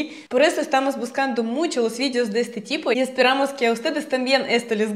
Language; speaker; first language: Spanish; non-native, fluent; Russian